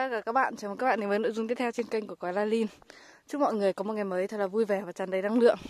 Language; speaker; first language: Vietnamese; non-native, local second language; Iu Mien